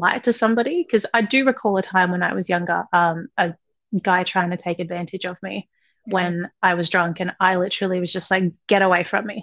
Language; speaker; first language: English; native; English